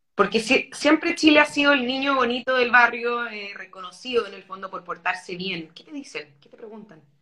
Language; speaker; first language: Spanish; native; Spanish